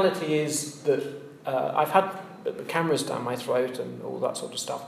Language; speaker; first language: English; native; English